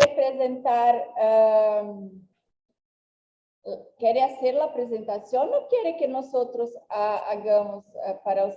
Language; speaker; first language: Spanish; non-native, learner; Portuguese